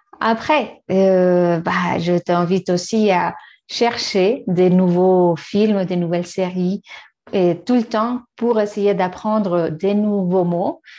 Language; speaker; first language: French; non-native, fluent; Spanish